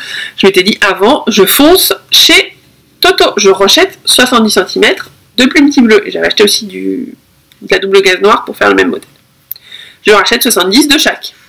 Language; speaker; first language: French; native; French